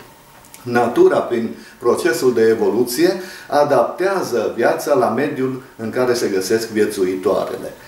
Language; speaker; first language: Romanian; native; Romanian